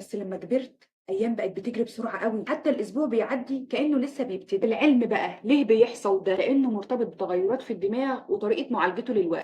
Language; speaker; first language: Arabic; native; Arabic